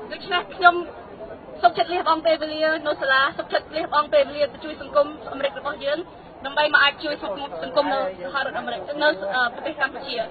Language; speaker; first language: Khmer; early bilingual, other home language; English